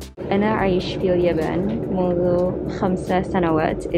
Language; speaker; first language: Arabic; non-native, learner; Indonesian